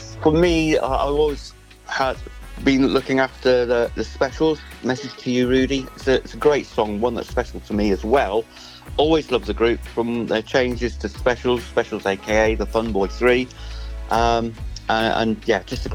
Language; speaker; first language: English; native; English